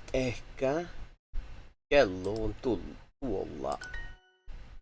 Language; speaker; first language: Finnish; non-native, learner; English